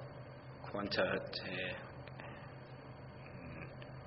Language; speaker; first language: Italian; non-native, learner; English